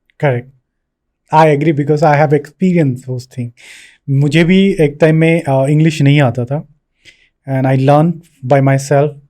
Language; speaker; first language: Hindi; non-native, local second language; Bangla